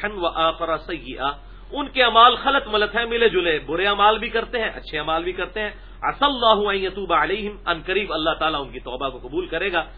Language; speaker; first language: Urdu; non-native, local second language; Punjabi